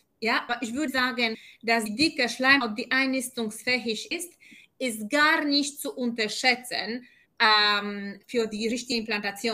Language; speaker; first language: German; non-native, fluent; Polish